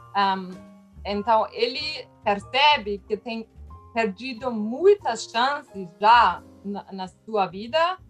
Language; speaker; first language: Portuguese; non-native, fluent; German